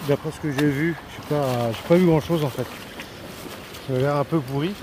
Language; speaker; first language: French; native; French